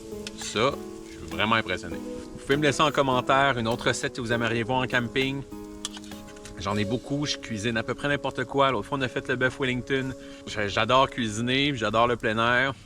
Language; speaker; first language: French; native; French